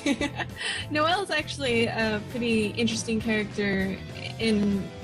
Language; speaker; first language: English; native; English